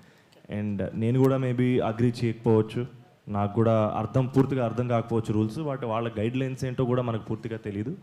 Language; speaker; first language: Telugu; native; Telugu